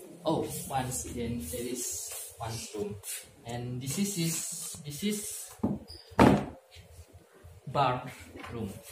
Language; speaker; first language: English; non-native, learner; Indonesian